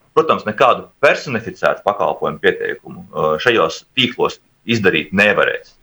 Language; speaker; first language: Latvian; native; Latvian